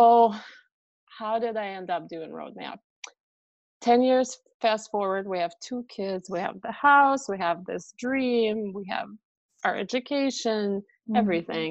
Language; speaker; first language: English; non-native, fluent; Russian